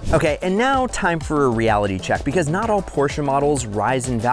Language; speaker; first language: English; native; English